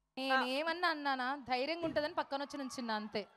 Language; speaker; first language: Telugu; native; Telugu